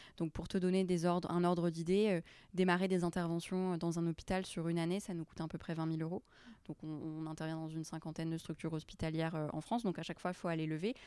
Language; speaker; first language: French; early bilingual, other home language; Arabic